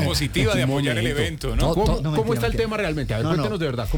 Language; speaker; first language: Spanish; native; Spanish